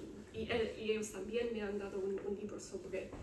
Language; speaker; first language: Spanish; non-native, learner; Romanian